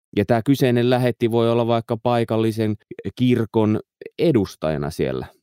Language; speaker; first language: Finnish; native; Finnish